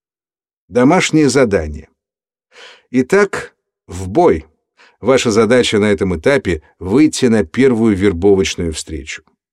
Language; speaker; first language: Russian; native; Russian